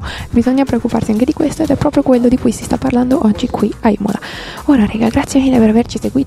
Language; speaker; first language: Italian; native; Italian